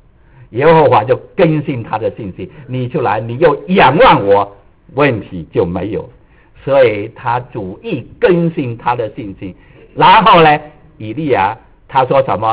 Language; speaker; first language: Chinese; native; Chinese